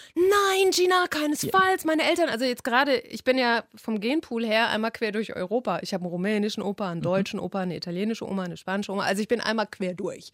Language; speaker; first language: German; native; German